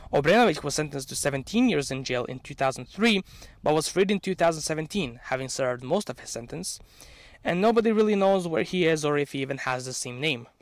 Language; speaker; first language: English; non-native, fluent; Serbian